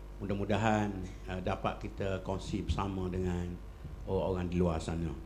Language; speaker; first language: Malay; native; Malay